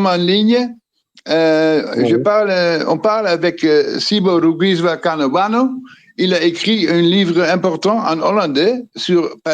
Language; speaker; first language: French; non-native, fluent; Dutch